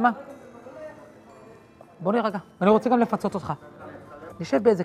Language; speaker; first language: Hebrew; native; Hebrew